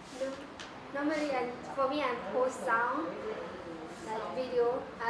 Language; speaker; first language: English; non-native, learner; Burmese